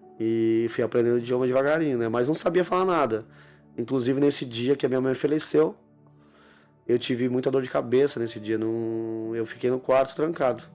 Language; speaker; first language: Portuguese; native; Portuguese